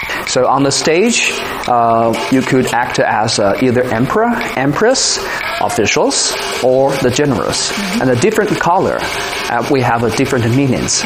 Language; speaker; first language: English; non-native, fluent; Chinese